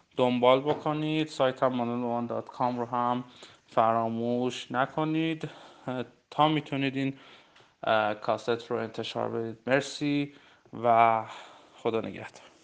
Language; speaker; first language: Persian; non-native, local second language; Armenian